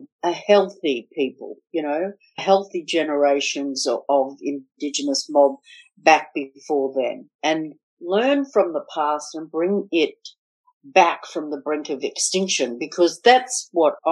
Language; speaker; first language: English; native; English